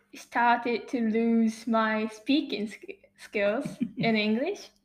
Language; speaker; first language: English; non-native, fluent; Japanese